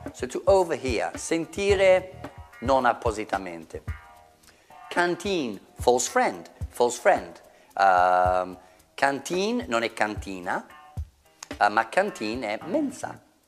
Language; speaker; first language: Italian; non-native, fluent; English